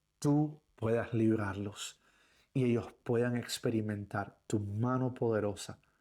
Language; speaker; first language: Spanish; native; Spanish